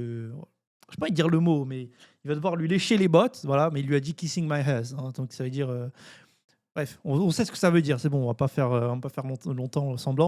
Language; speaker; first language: French; native; French